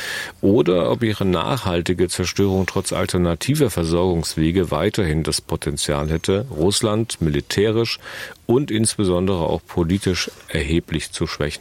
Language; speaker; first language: German; native; German